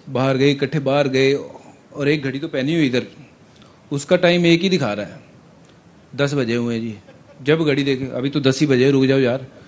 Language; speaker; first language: Hindi; non-native, local second language; Punjabi